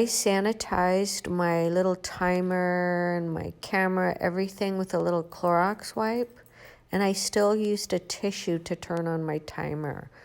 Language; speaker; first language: English; native; English